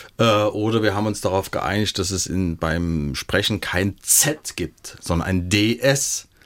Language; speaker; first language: German; native; German